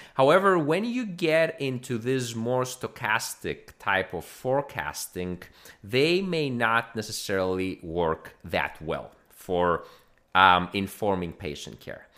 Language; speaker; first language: English; non-native, fluent; Greek